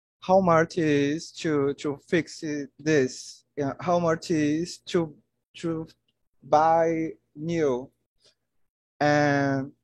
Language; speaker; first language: English; non-native, learner; Portuguese